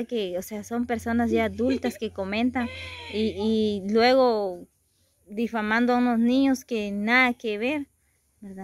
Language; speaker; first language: Spanish; native; Spanish